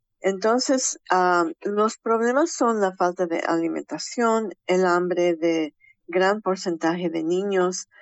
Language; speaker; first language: Spanish; early bilingual, heritage; Spanish